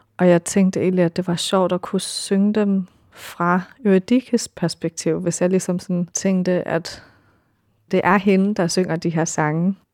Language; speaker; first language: Danish; early bilingual, heritage; Danish